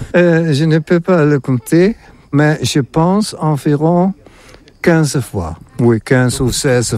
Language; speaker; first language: French; non-native, fluent; Dutch